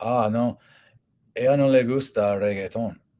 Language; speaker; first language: Spanish; non-native, learner; English